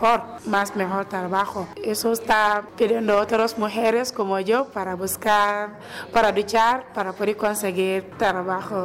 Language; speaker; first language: Spanish; non-native, learner; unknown